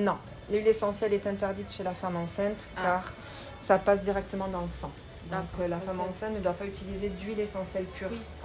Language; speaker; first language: French; native; French